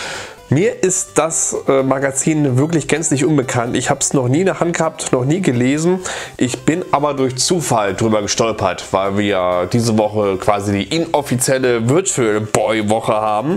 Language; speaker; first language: German; native; German